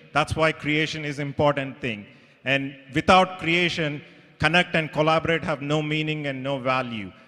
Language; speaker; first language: English; non-native, local second language; Telugu